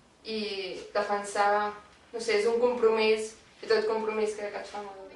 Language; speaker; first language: Catalan; native; Catalan